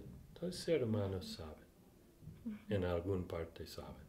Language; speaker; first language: Spanish; non-native, fluent; English